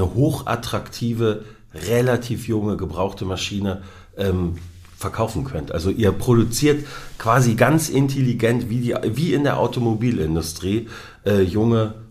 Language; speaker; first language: German; native; German